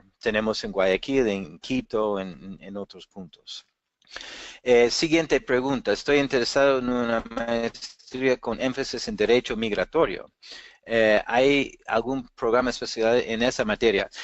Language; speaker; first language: Spanish; non-native, fluent; English